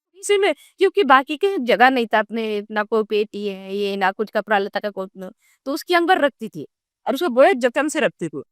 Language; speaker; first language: Hindi; non-native, local second language; Gondi